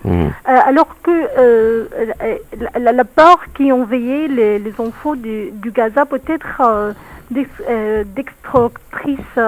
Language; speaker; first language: French; non-native, learner; Arabic